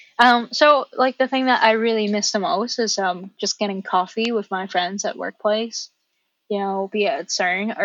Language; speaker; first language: English; non-native, local second language; Cantonese